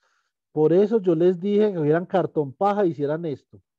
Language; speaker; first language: Spanish; native; Spanish